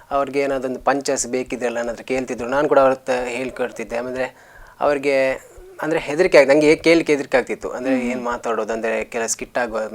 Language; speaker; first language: Kannada; non-native, local second language; Tulu